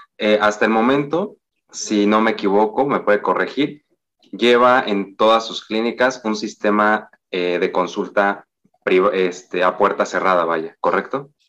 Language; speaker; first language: Spanish; native; Spanish